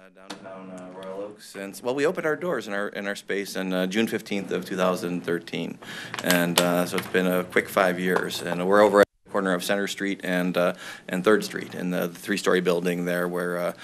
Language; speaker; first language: English; native; English